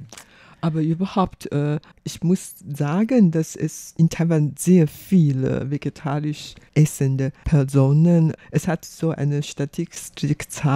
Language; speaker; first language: German; non-native, fluent; Chinese